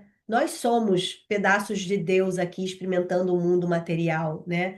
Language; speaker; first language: Portuguese; native; Portuguese